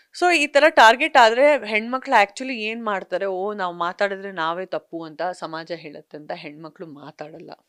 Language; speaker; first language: Kannada; non-native, local second language; Sindhi